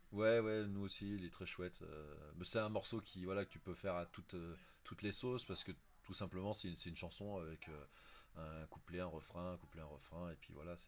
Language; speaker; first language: French; native; French